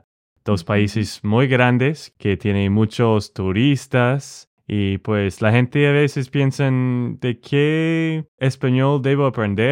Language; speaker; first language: Spanish; non-native, fluent; English